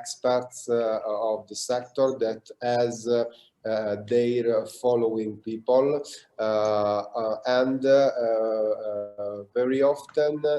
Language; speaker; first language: English; non-native, learner; Italian